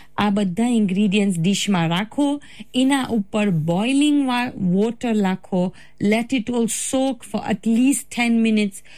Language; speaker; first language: Gujarati; early bilingual, heritage; Gujarati